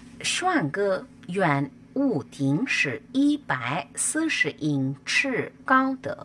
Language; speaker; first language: Chinese; non-native, learner; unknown